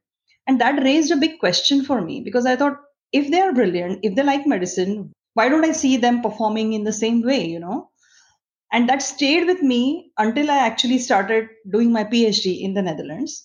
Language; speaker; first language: English; non-native, local second language; Marathi